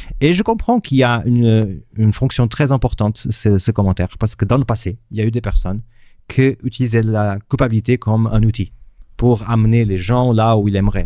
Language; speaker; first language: French; non-native, fluent; Portuguese